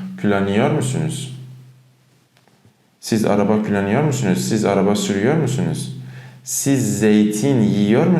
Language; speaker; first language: Turkish; non-native, fluent; Persian